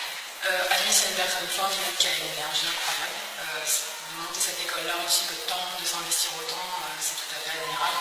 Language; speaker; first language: French; native; French